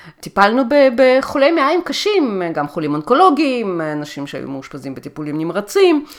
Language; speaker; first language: Hebrew; early bilingual, other home language; Russian